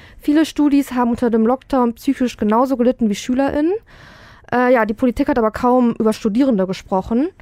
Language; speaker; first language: German; native; German